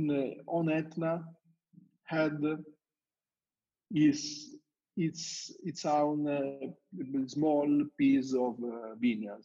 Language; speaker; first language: English; non-native, learner; Italian